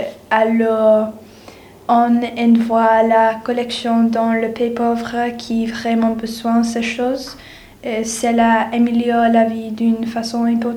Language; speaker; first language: French; non-native, learner; English